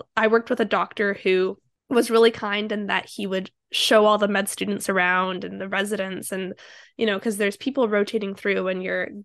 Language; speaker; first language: English; native; English